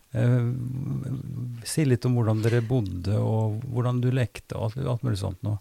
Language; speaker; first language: Norwegian; native; Norwegian